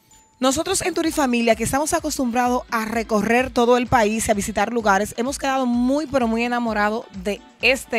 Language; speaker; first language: Spanish; native; Spanish